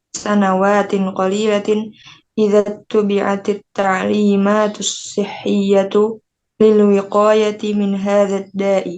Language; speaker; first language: Arabic; non-native, learner; Indonesian